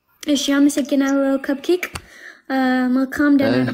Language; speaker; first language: Amharic; non-native, learner; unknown